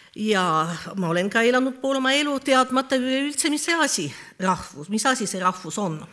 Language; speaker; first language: Estonian; non-native, fluent; French